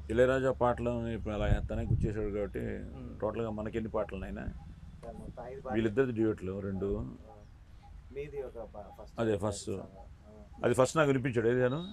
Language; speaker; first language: Telugu; native; Telugu